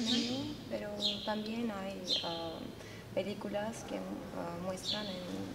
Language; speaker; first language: Spanish; non-native, fluent; Armenian